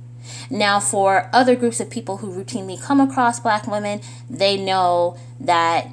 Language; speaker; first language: English; native; English